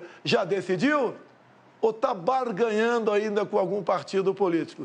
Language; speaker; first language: Portuguese; native; Portuguese